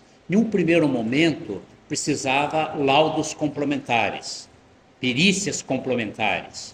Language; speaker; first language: Portuguese; native; Portuguese